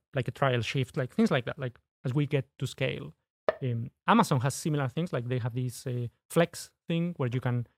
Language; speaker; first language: English; non-native, fluent; Spanish